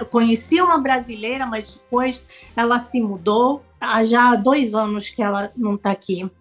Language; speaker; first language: Portuguese; non-native, local second language; Spanish